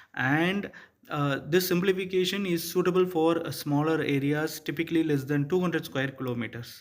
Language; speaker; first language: English; non-native, local second language; Tamil